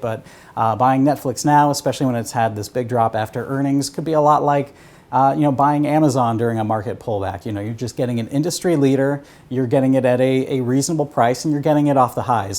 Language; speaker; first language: English; native; English